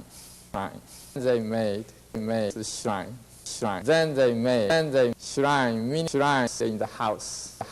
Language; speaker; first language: English; non-native, learner; Japanese